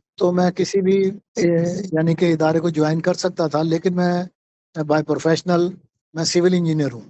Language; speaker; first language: Urdu; native; Urdu